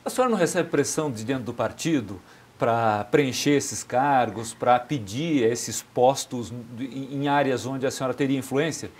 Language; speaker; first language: Portuguese; native; Portuguese